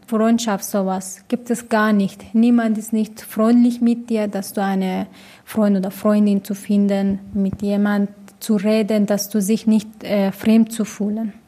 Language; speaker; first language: German; non-native, learner; Persian